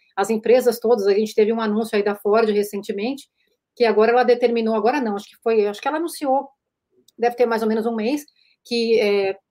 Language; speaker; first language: Portuguese; native; Portuguese